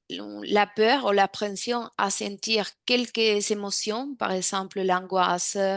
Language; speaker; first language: French; non-native, fluent; Spanish